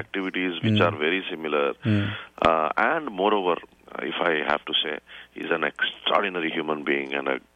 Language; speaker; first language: English; non-native, local second language; Kannada